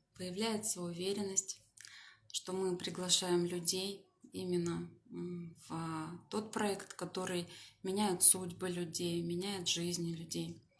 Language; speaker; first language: Russian; native; Russian